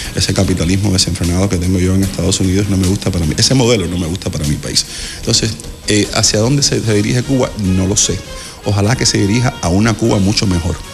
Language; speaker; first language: Spanish; native; Spanish